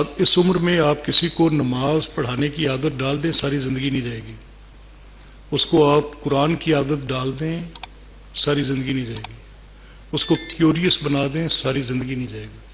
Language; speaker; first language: Urdu; non-native, local second language; Punjabi